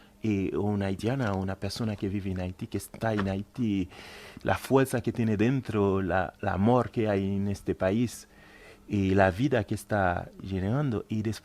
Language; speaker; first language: Spanish; non-native, fluent; Haitian Creole